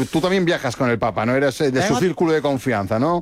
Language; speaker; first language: Spanish; native; Spanish